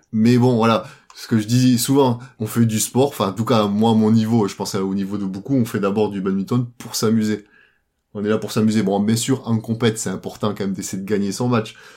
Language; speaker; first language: French; native; French